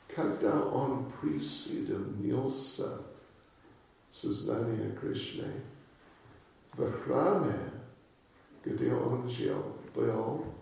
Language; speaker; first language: Russian; non-native, learner; English